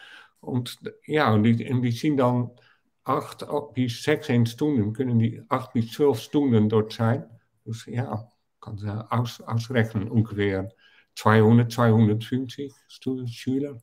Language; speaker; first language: German; non-native, fluent; Dutch